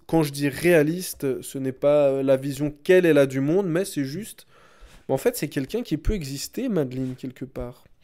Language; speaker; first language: French; native; French